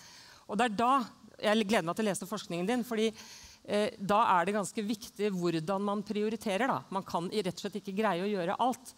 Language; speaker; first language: Norwegian; native; Norwegian